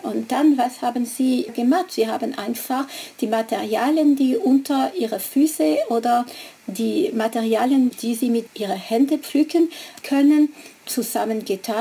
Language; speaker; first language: German; non-native, fluent; French